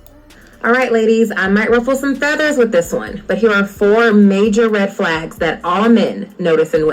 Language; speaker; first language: English; native; English